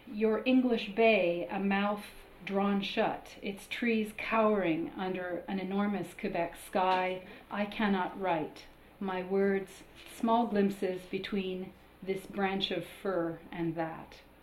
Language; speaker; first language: English; native; English